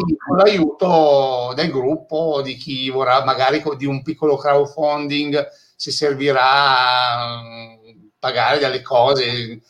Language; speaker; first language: Italian; native; Italian